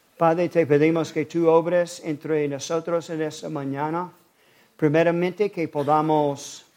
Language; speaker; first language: Spanish; non-native, fluent; English